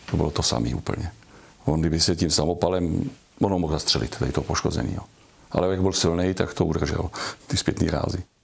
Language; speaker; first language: Czech; native; Czech